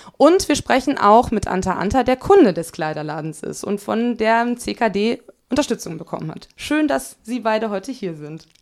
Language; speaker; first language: German; native; German